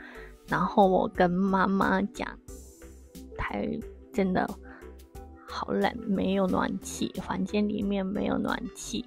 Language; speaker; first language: Chinese; non-native, fluent; Japanese